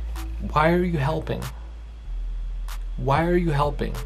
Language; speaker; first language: English; non-native, fluent; Portuguese